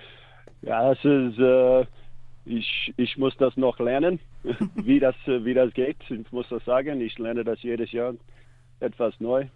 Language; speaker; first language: German; non-native, learner; English